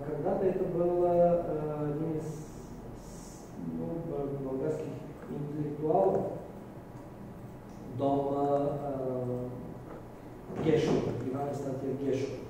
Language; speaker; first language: Russian; non-native, fluent; Bulgarian